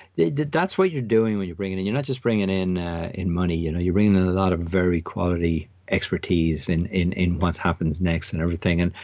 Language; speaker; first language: English; native; English